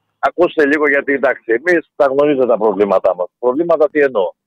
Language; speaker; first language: Greek; native; Greek